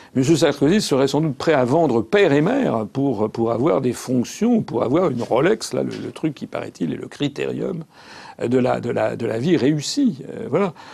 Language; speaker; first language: French; native; French